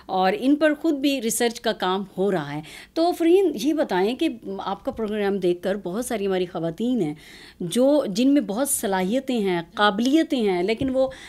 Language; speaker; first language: Urdu; native; Urdu